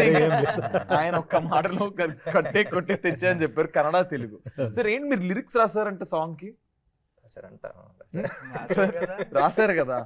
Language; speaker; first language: Telugu; native; Telugu